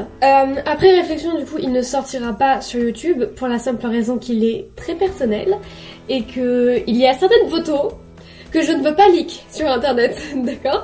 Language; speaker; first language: French; native; French